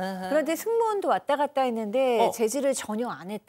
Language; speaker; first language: Korean; native; Korean